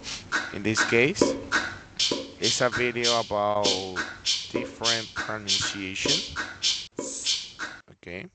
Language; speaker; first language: English; non-native, fluent; Spanish